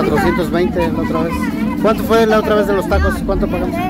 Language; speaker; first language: Spanish; native; Spanish